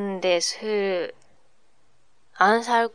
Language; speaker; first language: Korean; non-native, learner; Japanese